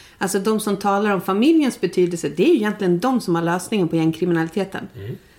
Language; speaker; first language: Swedish; native; Swedish